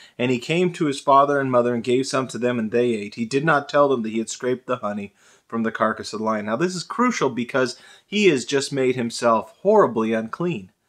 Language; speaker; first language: English; native; English